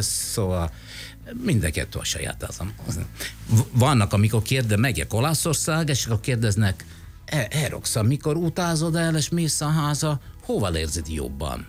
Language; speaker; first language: Hungarian; non-native, fluent; Italian